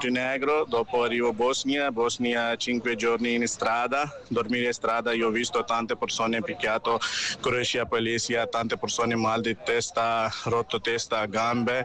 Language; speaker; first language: Italian; non-native, learner; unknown